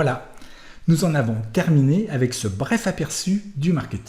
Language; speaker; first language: French; native; French